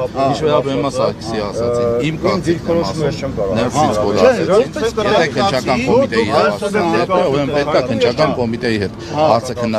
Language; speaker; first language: Armenian; native; Armenian